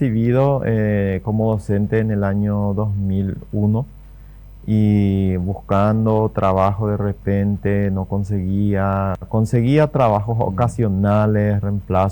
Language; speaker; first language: Spanish; native; Spanish